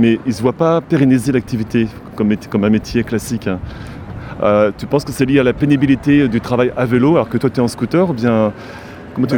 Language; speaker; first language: French; native; French